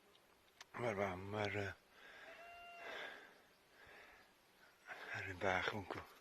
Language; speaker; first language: Welsh; native; Welsh